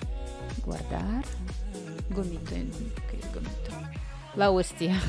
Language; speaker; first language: Spanish; non-native, fluent; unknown